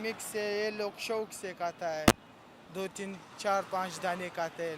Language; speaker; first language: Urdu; non-native, local second language; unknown